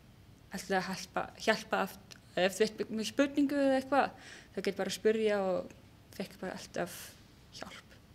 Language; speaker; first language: Icelandic; non-native, learner; German